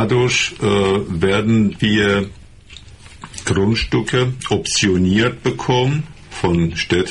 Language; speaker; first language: German; non-native, fluent; Persian